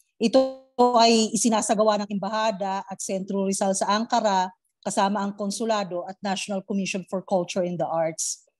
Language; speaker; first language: Filipino; non-native, local second language; Cebuano